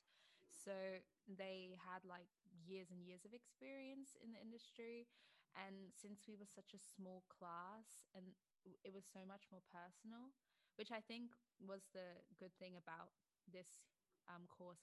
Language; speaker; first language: English; native; English